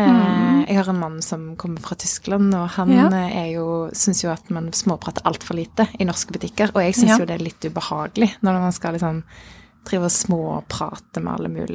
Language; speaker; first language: Norwegian; native; Norwegian